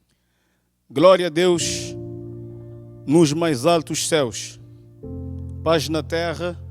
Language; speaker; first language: Portuguese; native; Portuguese